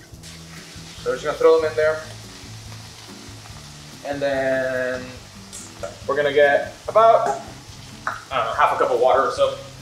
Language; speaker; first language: English; native; English